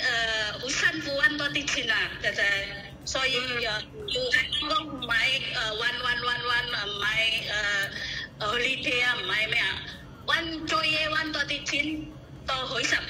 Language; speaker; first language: Chinese; non-native, learner; Indonesian